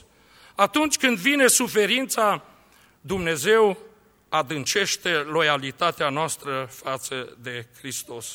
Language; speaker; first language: Romanian; native; Romanian